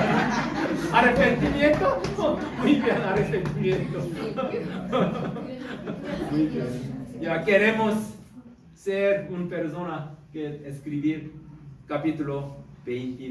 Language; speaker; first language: Spanish; non-native, learner; Korean